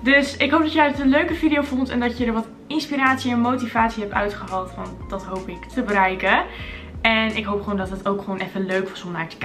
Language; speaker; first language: Dutch; native; Dutch